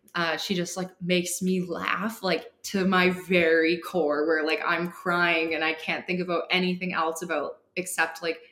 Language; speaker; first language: English; native; English